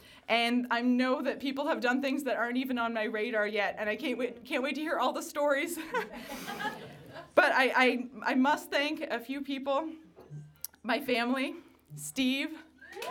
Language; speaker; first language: English; native; English